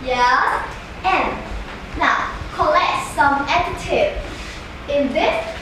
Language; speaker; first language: English; non-native, learner; Vietnamese